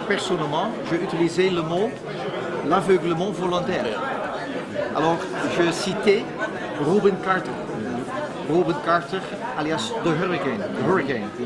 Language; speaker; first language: French; non-native, fluent; Dutch